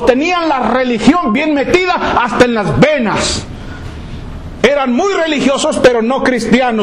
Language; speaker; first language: Spanish; native; Spanish